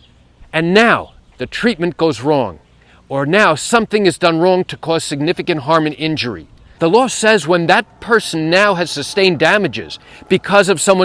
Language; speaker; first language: English; native; English